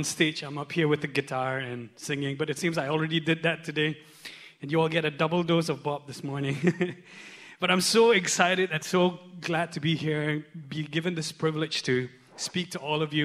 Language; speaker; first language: English; non-native, local second language; Khasi